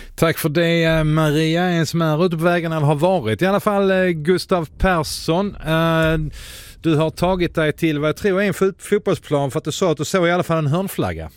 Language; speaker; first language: Swedish; native; Swedish